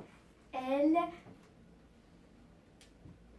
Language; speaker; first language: French; non-native, learner; Arabic